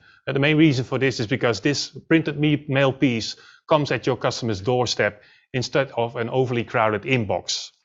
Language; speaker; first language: English; non-native, fluent; Dutch